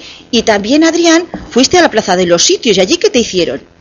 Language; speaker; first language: Spanish; native; Spanish